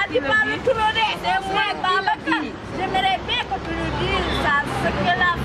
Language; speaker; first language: French; non-native, learner; Wolof